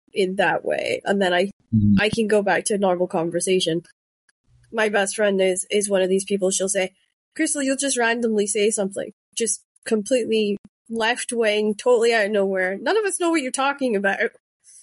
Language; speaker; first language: English; non-native, local second language; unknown